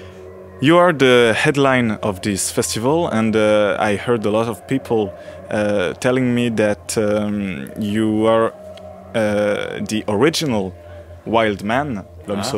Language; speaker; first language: English; non-native, fluent; French